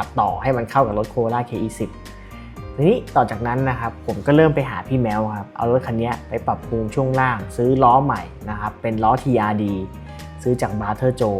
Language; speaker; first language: Thai; native; Thai